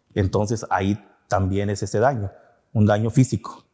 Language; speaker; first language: Spanish; native; Spanish